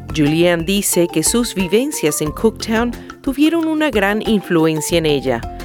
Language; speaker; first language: Spanish; native; Spanish